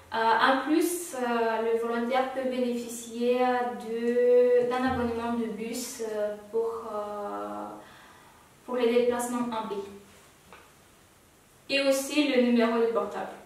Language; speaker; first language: French; non-native, fluent; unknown